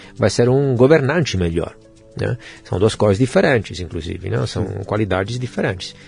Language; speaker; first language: Portuguese; non-native, fluent; Italian